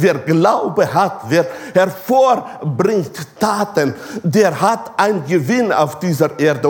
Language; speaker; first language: German; non-native, fluent; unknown